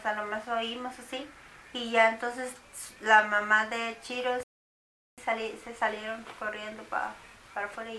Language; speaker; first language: Spanish; native; Spanish